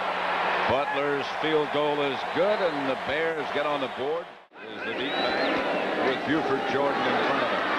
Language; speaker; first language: English; native; English